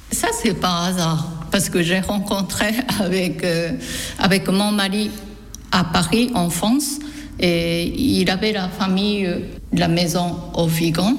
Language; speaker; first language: French; non-native, fluent; Japanese